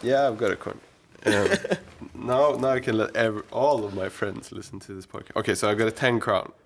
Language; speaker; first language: English; non-native, fluent; Swedish